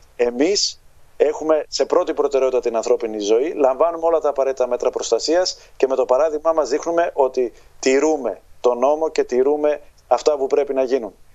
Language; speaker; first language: Greek; native; Greek